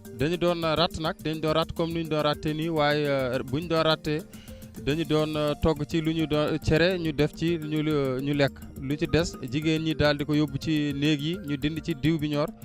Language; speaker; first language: Wolof; non-native, local second language; Fula